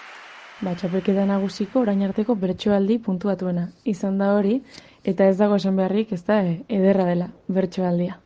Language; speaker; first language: Basque; native; Basque